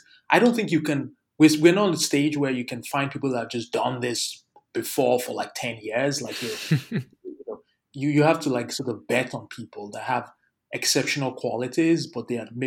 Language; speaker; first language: English; non-native, local second language; Yoruba